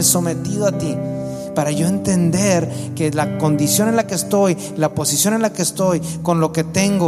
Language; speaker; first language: Spanish; native; Spanish